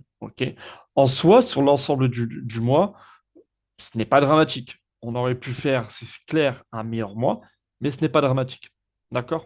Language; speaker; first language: French; native; French